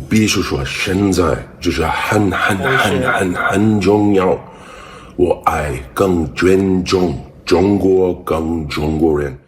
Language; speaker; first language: Chinese; non-native, learner; English